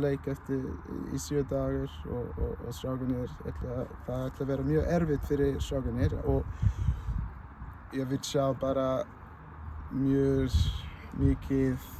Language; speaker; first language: Icelandic; non-native, learner; English